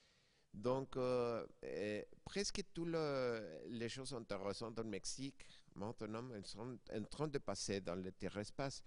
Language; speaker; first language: French; non-native, fluent; Spanish